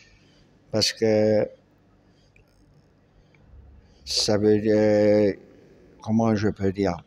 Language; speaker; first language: French; non-native, local second language; Armenian